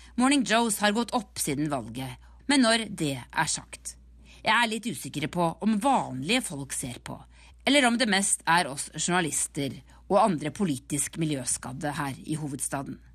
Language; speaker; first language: Norwegian; native; Norwegian